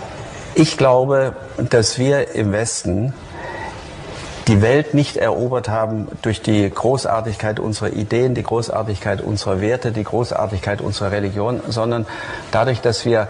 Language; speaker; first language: German; native; German